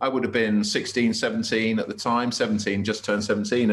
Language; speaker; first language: English; native; English